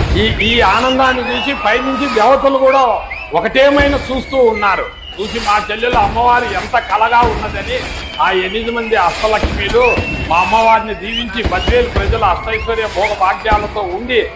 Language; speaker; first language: Telugu; native; Telugu